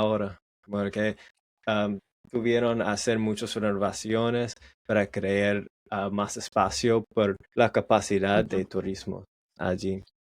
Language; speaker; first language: Spanish; non-native, learner; English